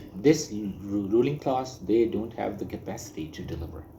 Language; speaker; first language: English; non-native, local second language; Urdu